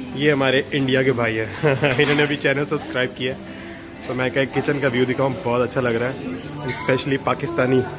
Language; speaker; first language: Urdu; native; Urdu